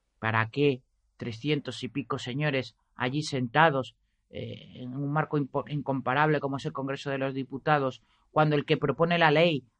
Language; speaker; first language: Spanish; native; Spanish